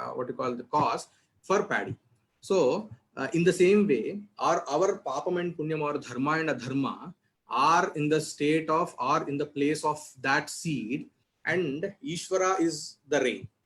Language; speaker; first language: English; non-native, local second language; Telugu